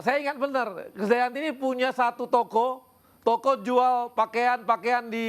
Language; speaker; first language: Indonesian; native; Indonesian